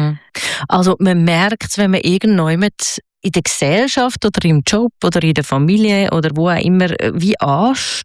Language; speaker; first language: German; native; German